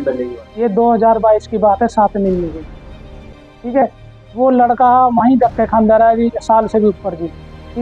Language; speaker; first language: Hindi; native; Hindi